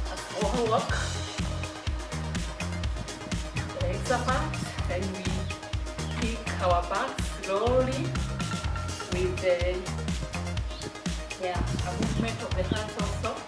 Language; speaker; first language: English; non-native, local second language; Swahili